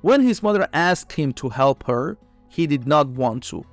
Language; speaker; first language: English; non-native, fluent; Persian